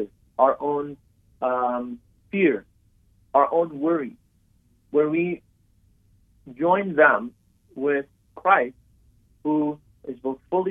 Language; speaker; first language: English; native; English